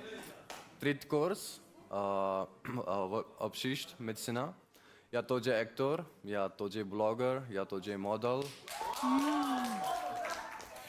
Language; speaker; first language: Russian; non-native, learner; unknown